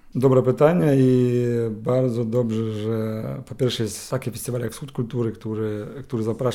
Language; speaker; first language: Polish; non-native, learner; Ukrainian